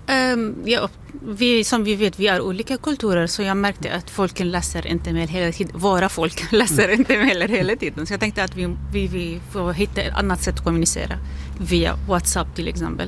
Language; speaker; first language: Swedish; non-native, learner; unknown